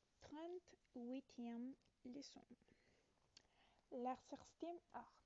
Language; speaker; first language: French; non-native, learner; Italian